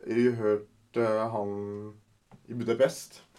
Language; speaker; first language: Norwegian; early bilingual, other home language; Sinhala